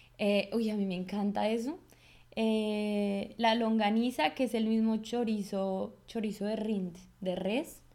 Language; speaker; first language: Spanish; native; Spanish